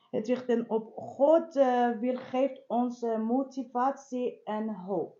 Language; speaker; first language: Dutch; non-native, learner; Persian